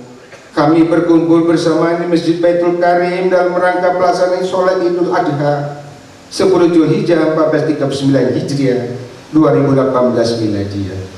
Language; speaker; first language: Indonesian; native; Indonesian